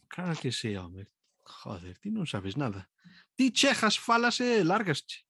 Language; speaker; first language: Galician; non-native, local second language; Spanish